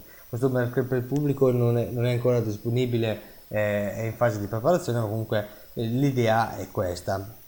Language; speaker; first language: Italian; native; Italian